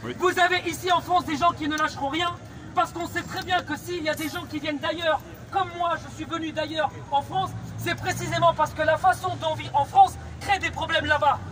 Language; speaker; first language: French; early bilingual, other home language; Spanish